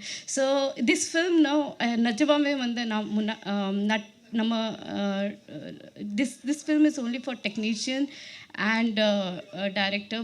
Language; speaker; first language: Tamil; non-native, learner; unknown